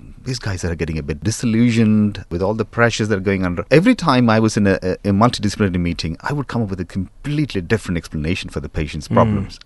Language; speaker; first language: English; non-native, local second language; Tamil